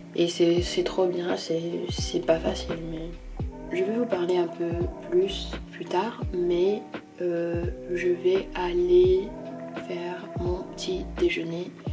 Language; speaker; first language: French; early bilingual, heritage; French